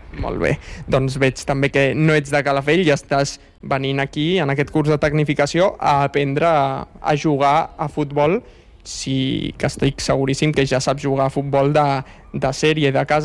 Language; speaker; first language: Catalan; native; Catalan